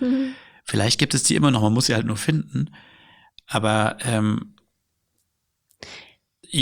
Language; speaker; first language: German; native; German